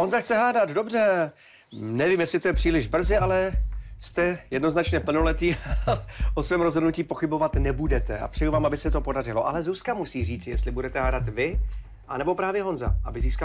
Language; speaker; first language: Czech; native; Czech